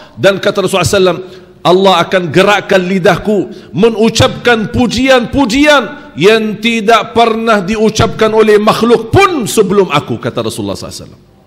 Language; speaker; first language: Malay; non-native, fluent; Arabic